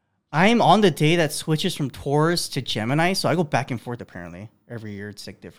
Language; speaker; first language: English; early bilingual, other home language; Korean